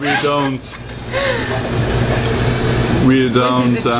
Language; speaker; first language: English; non-native, learner; German